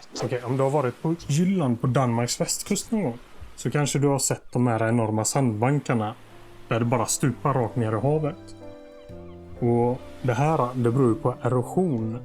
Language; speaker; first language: Swedish; native; Swedish